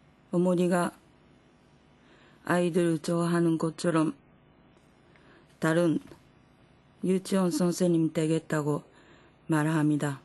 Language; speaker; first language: Korean; non-native, fluent; Japanese